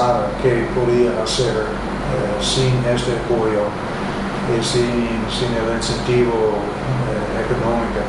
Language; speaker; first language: Spanish; non-native, fluent; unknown